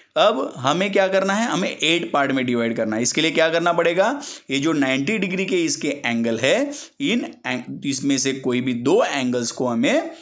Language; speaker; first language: Hindi; non-native, local second language; Marathi